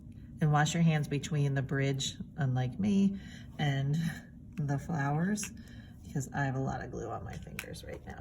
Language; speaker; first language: English; native; English